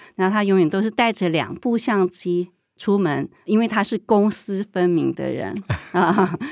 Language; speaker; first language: Chinese; native; Chinese